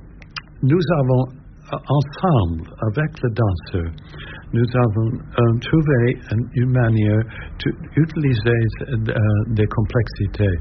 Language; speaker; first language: French; non-native, learner; English